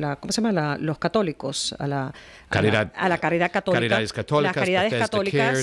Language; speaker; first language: Spanish; native; Spanish